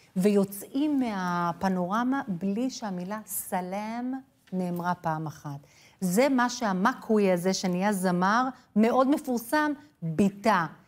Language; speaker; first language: Hebrew; non-native, fluent; English